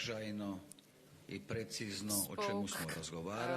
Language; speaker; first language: Croatian; native; Croatian